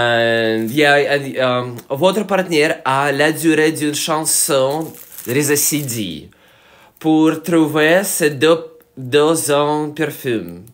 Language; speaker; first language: French; non-native, learner; English